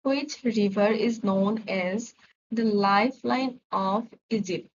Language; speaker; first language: English; non-native, local second language; Assamese